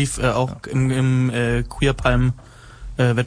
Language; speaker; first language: German; native; German